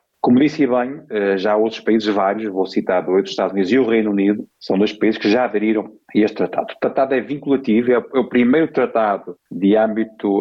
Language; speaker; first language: Portuguese; native; Portuguese